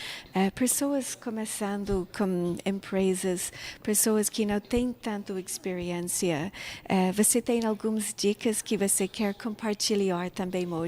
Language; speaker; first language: Portuguese; non-native, learner; English